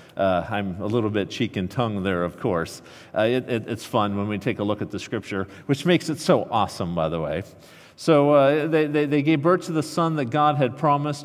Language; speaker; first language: English; native; English